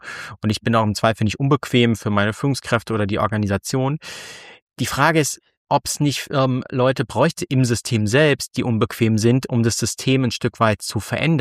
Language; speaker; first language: German; native; German